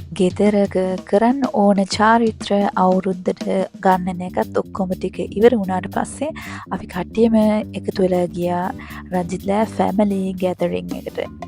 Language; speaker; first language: Sinhala; early bilingual, heritage; Sinhala